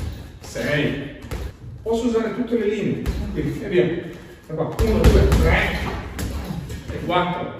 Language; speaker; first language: Italian; native; Italian